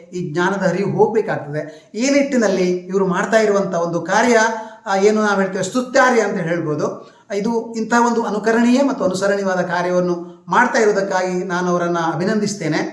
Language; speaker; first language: Kannada; native; Kannada